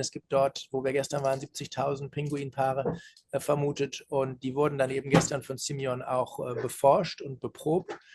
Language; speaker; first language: German; native; German